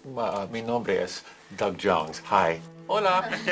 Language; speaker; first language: Spanish; non-native, learner; English